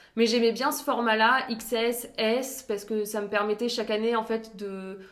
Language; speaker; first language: French; native; French